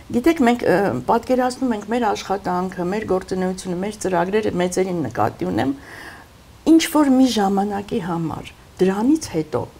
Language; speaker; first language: Armenian; native; Armenian